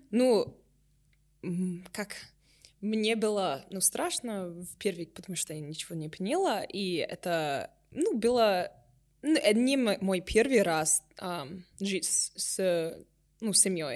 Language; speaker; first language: Russian; non-native, learner; English